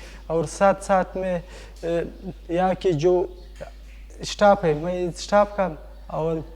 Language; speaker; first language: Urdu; non-native, local second language; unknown